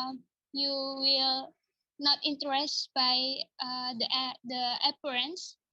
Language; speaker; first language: English; non-native, learner; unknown